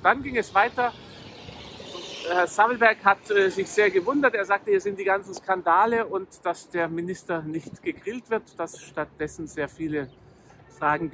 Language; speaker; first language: German; native; German